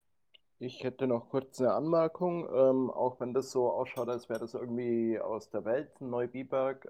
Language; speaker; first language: German; native; German